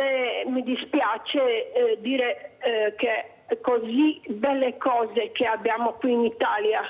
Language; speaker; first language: Italian; non-native, fluent; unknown